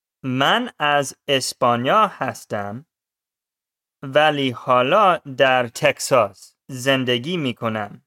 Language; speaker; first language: Persian; non-native, learner; English